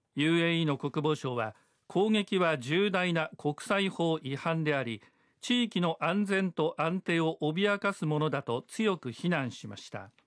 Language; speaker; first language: Japanese; native; Japanese